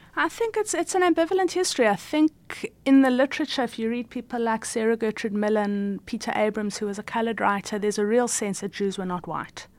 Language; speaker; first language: English; native; English